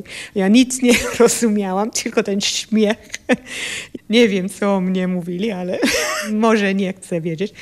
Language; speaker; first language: Polish; non-native, fluent; English